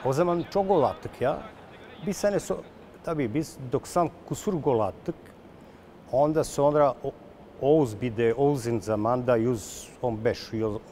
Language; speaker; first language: Turkish; non-native, learner; Serbian